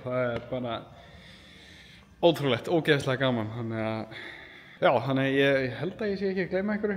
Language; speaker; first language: Icelandic; native; Icelandic